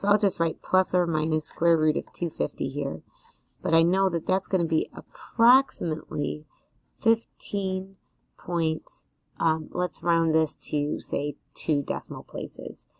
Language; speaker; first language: English; native; English